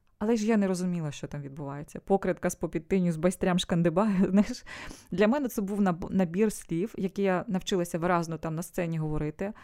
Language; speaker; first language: Ukrainian; non-native, local second language; Russian